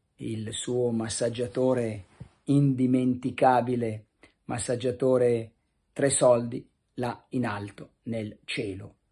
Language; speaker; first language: Italian; native; Italian